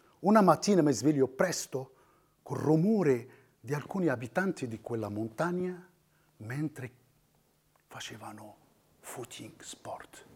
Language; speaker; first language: Italian; non-native, fluent; Arabic